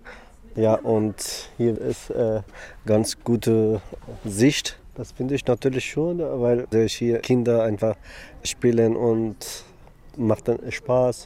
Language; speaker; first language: German; non-native, learner; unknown